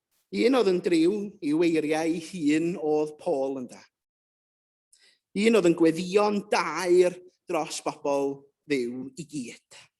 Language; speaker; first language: Welsh; native; Welsh